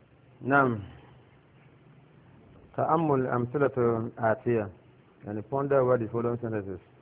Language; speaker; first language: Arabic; non-native, fluent; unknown